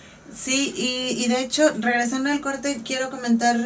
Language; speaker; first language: Spanish; native; Spanish